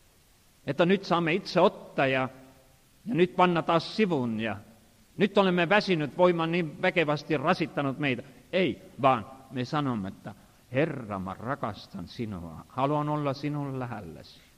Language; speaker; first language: Finnish; non-native, fluent; Estonian